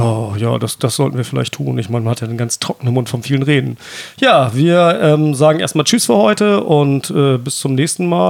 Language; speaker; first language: German; native; German